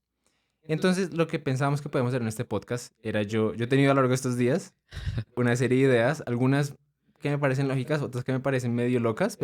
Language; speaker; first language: Spanish; native; Spanish